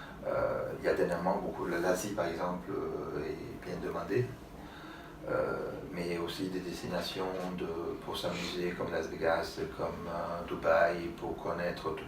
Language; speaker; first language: French; non-native, fluent; Italian